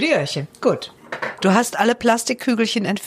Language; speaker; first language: German; native; German